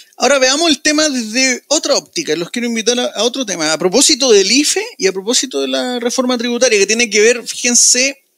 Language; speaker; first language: Spanish; native; Spanish